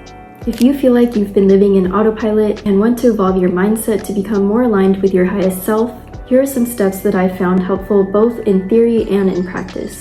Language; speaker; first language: English; native; English